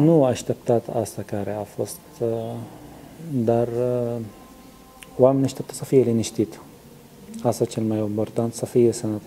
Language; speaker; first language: Romanian; non-native, learner; Arabic